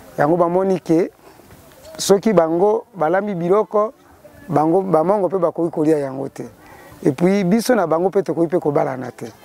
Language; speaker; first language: Lingala; native; Lingala